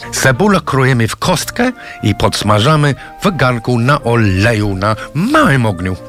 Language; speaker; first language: Polish; non-native, fluent; English